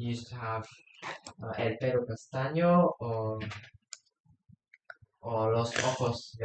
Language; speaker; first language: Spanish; non-native, learner; English